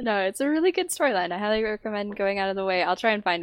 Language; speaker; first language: English; native; English